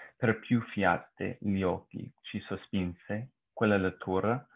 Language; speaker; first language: Italian; non-native, learner; English